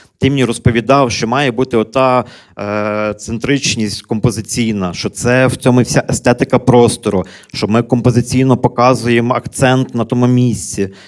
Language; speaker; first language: Ukrainian; native; Ukrainian